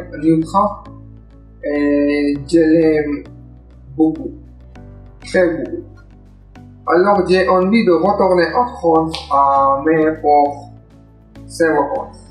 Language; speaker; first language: French; non-native, learner; English